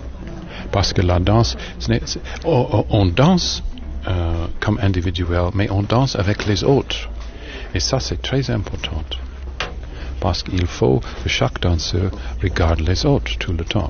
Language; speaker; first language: French; non-native, fluent; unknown